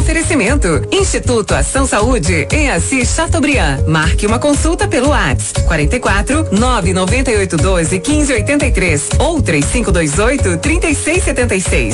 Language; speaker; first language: Portuguese; native; Portuguese